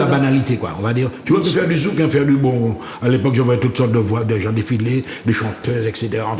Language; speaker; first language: French; native; French